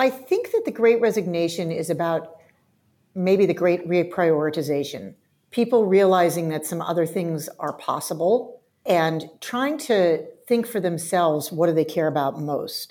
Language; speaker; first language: English; native; English